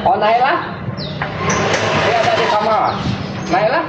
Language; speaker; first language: Indonesian; non-native, local second language; Hakka Chinese